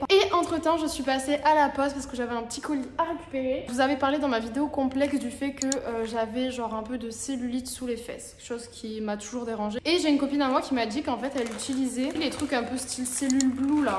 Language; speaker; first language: French; native; French